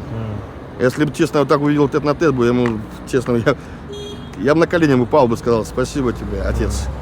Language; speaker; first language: Russian; native; Russian